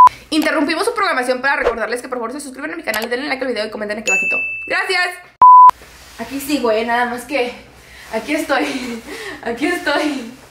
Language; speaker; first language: Spanish; early bilingual, heritage; Spanish